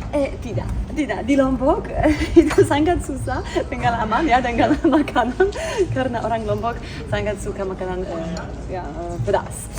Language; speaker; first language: Indonesian; non-native, learner; Polish